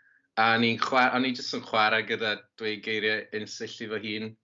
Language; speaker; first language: Welsh; native; Welsh